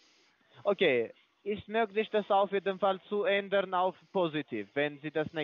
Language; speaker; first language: German; non-native, fluent; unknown